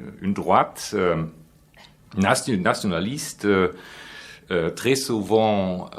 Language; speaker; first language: French; non-native, fluent; German